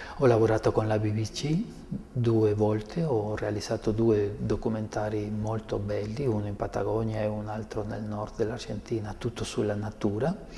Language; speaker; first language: Italian; non-native, fluent; Spanish